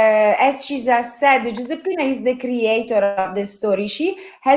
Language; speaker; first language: English; non-native, fluent; Italian